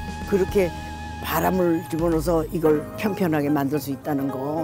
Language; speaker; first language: Korean; native; Korean